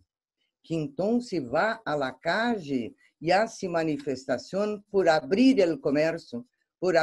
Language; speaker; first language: Spanish; non-native, fluent; Portuguese